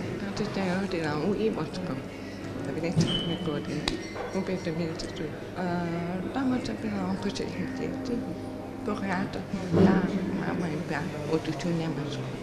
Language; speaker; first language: Croatian; early bilingual, other home language; German